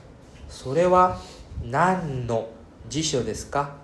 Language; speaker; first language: Japanese; non-native, fluent; English